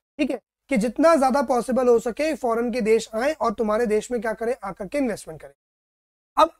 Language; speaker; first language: Hindi; native; Hindi